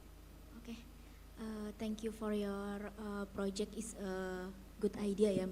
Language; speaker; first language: English; non-native, learner; Indonesian